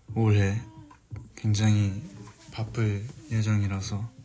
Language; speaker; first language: Korean; native; Korean